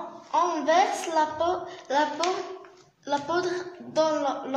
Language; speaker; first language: French; non-native, learner; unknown